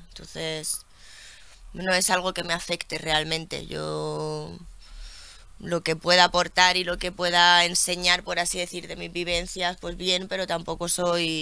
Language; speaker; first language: Spanish; early bilingual, other home language; French